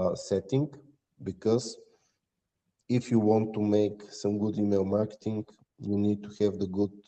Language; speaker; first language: English; non-native, fluent; Bulgarian